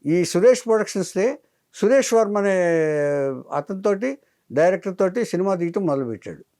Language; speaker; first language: Telugu; native; Telugu